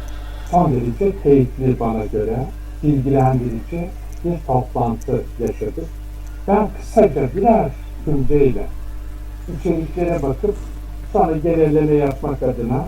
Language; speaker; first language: Turkish; native; Turkish